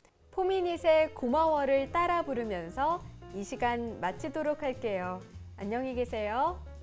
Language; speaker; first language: Korean; native; Korean